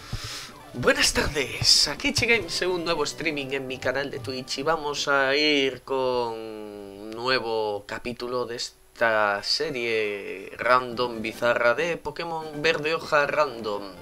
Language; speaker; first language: Spanish; native; Spanish